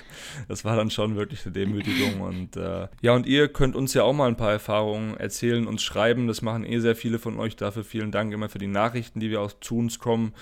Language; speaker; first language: German; native; German